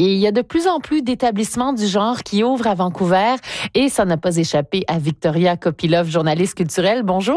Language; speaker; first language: French; native; French